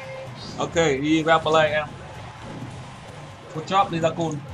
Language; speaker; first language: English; non-native, learner; Vietnamese